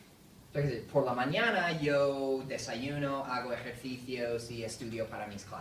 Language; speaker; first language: Spanish; non-native, fluent; English